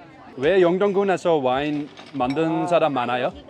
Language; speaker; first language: Korean; non-native, learner; Dutch